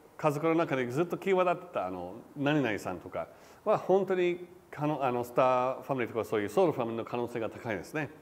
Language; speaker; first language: Japanese; non-native, fluent; English